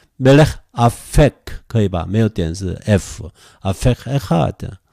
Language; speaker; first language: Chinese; non-native, fluent; Korean